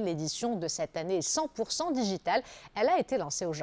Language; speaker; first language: French; non-native, local second language; Arabic